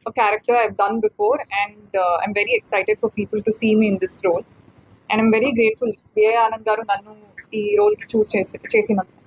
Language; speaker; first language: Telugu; non-native, fluent; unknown